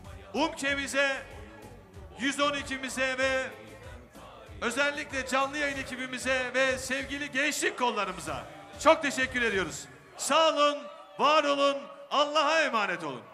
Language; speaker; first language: Turkish; native; Turkish